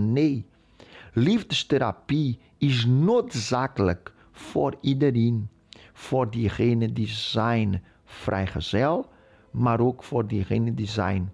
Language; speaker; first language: Dutch; non-native, fluent; Portuguese